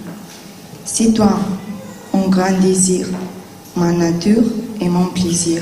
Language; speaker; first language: French; non-native, learner; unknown